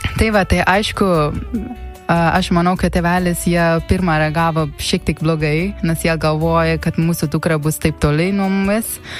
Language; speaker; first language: Lithuanian; non-native, learner; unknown